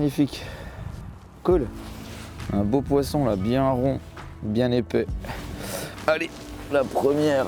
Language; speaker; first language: French; native; French